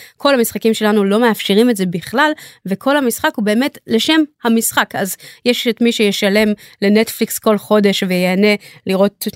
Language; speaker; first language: Hebrew; native; Hebrew